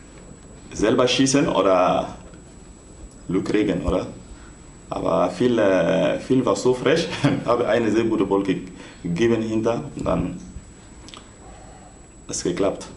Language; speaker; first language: German; non-native, learner; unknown